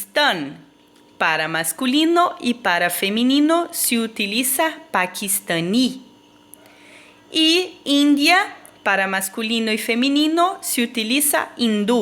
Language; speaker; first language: Spanish; non-native, fluent; Portuguese